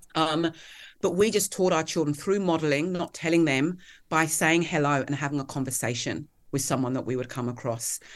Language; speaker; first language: English; native; English